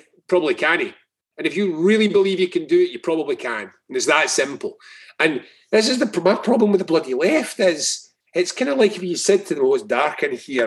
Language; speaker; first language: English; native; English